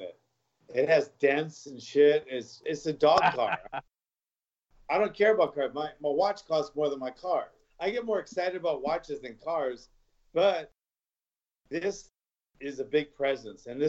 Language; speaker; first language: English; native; English